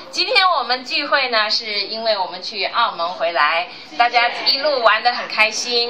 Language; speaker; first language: Chinese; native; Chinese